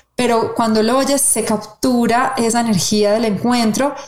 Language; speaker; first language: Spanish; native; Spanish